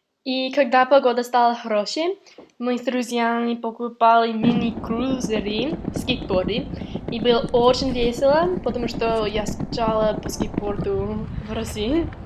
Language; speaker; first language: Russian; non-native, learner; English